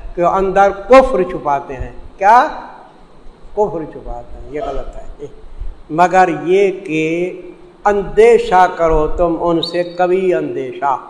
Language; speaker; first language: Urdu; native; Urdu